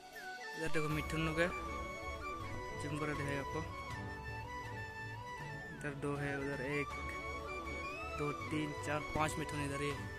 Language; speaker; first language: Hindi; non-native, local second language; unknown